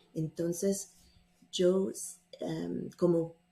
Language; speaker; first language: Spanish; non-native, fluent; English